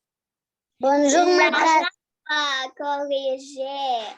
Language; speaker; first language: French; non-native, learner; Arabic